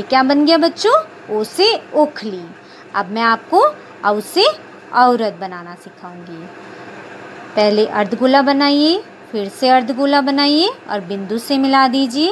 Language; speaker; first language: Hindi; native; Hindi